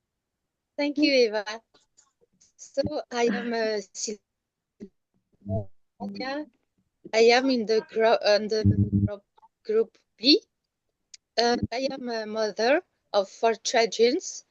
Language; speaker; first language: English; non-native, learner; Malagasy